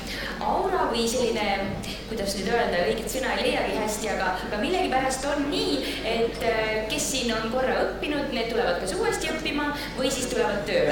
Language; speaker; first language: Estonian; native; Estonian